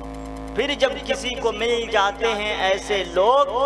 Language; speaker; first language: Urdu; native; Urdu